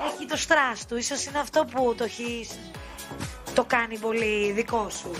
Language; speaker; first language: Greek; native; Greek